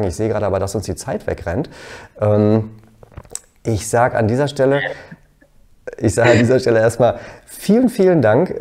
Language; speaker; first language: German; native; German